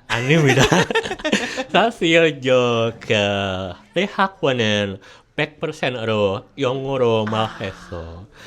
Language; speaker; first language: Korean; non-native, learner; Indonesian